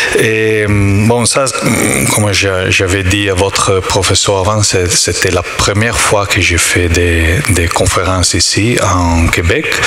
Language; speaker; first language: French; non-native, learner; Italian